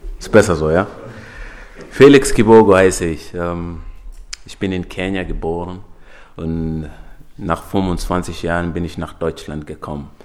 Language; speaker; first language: German; non-native, fluent; Swahili